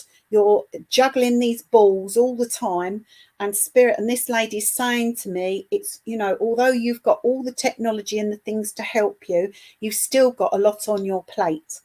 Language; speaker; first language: English; native; English